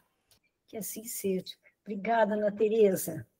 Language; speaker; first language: Portuguese; native; Portuguese